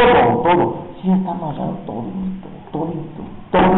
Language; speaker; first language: Spanish; native; Spanish